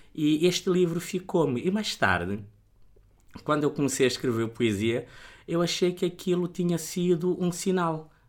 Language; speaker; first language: Portuguese; non-native, local second language; Kabuverdianu